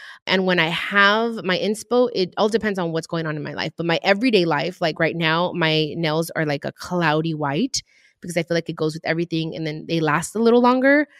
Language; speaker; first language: English; early bilingual, other home language; Spanish